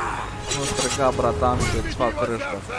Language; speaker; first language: Russian; non-native, local second language; Romanian